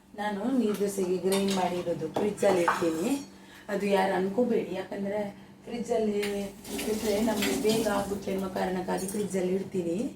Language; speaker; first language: Kannada; native; Kannada